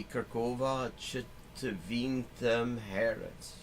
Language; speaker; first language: Albanian; non-native, learner; English